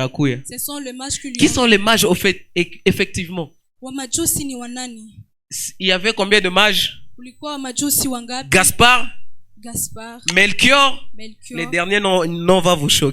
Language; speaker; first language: French; non-native, local second language; Swahili